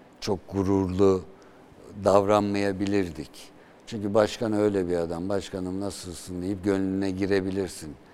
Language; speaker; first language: Turkish; native; Turkish